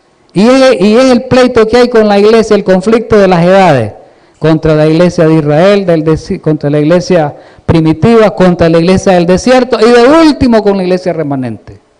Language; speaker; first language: Spanish; native; Spanish